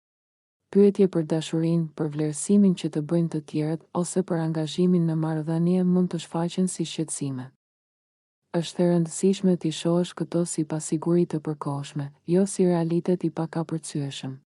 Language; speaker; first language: Albanian; native; Albanian